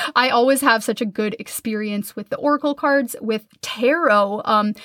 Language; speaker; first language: English; native; English